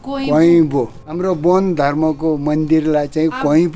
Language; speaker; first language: Nepali; non-native, local second language; Gurung